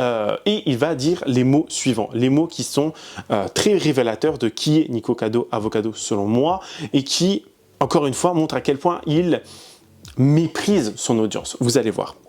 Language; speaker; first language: French; native; French